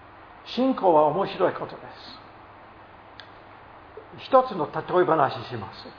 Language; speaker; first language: Japanese; non-native, fluent; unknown